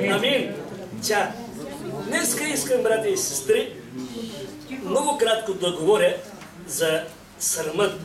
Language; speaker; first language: Bulgarian; non-native, local second language; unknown